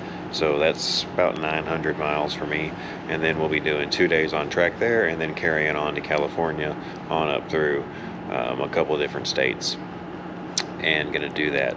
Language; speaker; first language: English; native; English